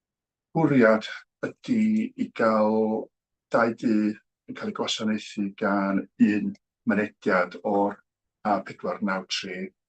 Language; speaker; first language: Welsh; native; Welsh